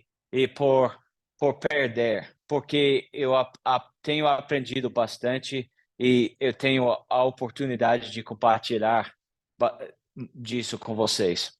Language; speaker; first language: Portuguese; non-native, learner; English